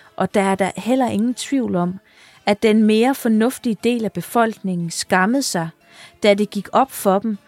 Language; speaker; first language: Danish; native; Danish